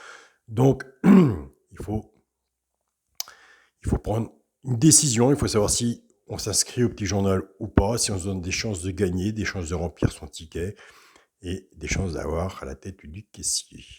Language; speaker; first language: French; native; French